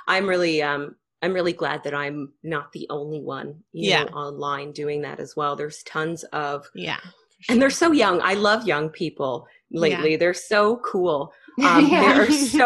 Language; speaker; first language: English; native; English